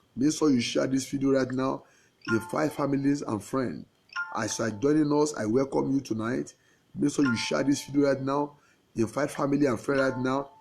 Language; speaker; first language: English; non-native, local second language; Yoruba